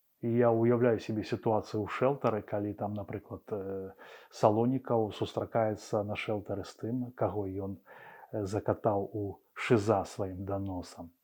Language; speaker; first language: Belarusian; non-native, local second language; Russian